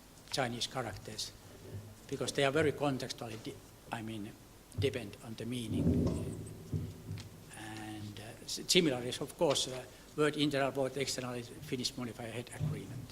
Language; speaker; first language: English; non-native, fluent; Finnish